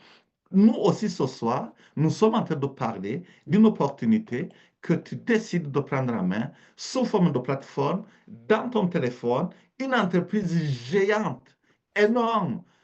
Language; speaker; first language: French; native; French